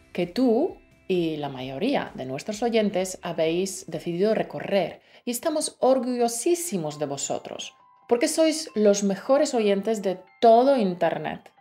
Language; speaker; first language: Spanish; native; Spanish